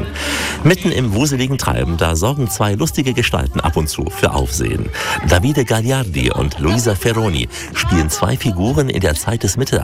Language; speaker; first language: German; native; German